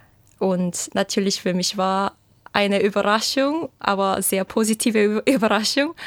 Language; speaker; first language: German; non-native, fluent; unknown